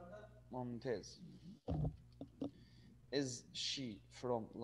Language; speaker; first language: English; non-native, fluent; Arabic